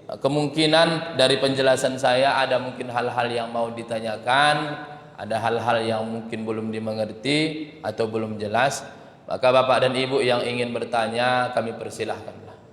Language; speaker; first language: Indonesian; native; Indonesian